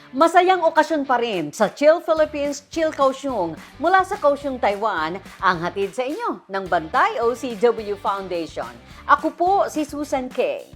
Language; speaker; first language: Filipino; native; Filipino